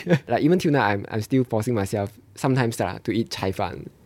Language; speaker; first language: English; non-native, local second language; Chinese